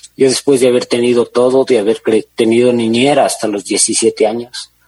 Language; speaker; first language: Spanish; native; Spanish